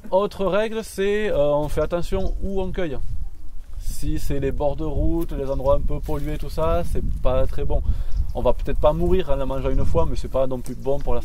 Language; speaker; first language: French; native; French